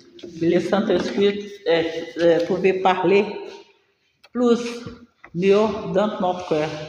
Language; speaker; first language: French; non-native, learner; Portuguese